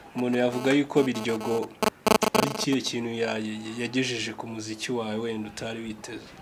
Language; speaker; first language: Kinyarwanda; native; Kinyarwanda